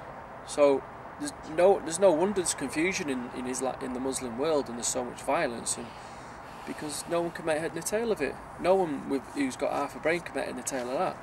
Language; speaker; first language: English; native; English